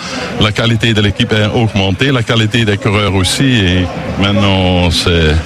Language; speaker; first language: French; non-native, learner; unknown